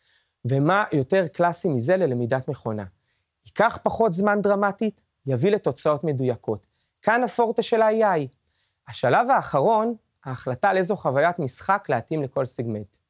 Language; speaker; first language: Hebrew; native; Hebrew